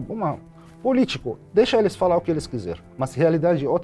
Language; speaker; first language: Portuguese; non-native, learner; Arabic